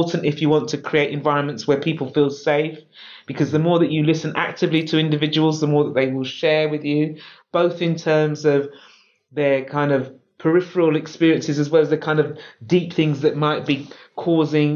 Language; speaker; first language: English; native; English